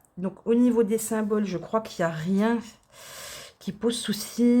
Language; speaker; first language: French; native; French